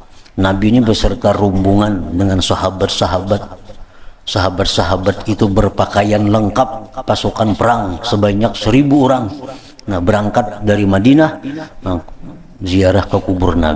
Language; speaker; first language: Indonesian; non-native, local second language; Banjar